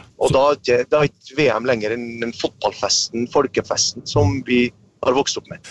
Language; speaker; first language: Norwegian; early bilingual, other home language; Arabic